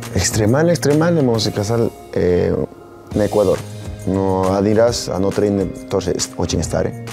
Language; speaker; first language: Russian; non-native, learner; Spanish